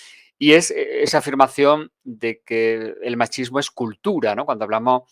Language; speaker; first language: Spanish; native; Spanish